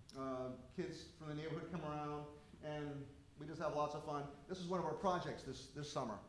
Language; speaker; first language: English; native; English